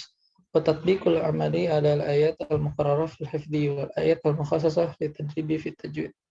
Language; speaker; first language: Arabic; non-native, learner; Indonesian